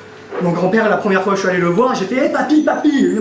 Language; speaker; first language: French; native; French